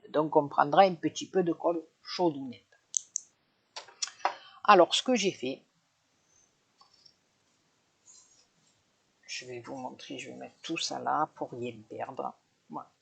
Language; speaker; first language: French; native; French